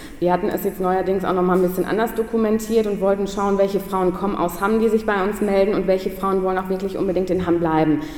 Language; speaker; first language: German; native; German